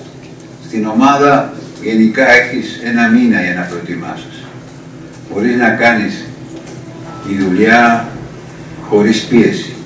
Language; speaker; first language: Greek; non-native, learner; Spanish